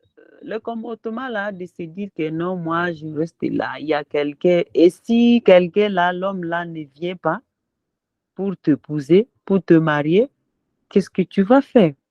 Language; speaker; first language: French; non-native, local second language; Swahili